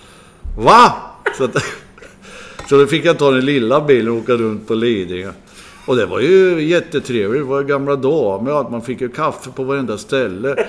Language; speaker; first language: Swedish; native; Swedish